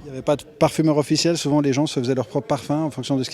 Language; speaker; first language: French; native; French